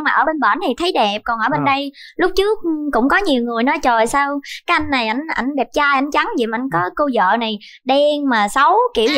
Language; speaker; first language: Vietnamese; native; Vietnamese